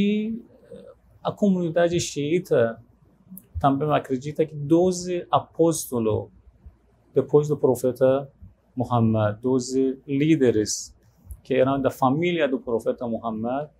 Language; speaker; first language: Portuguese; non-native, fluent; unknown